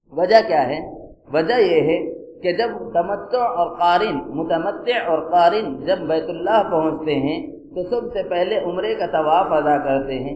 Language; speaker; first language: Urdu; native; Urdu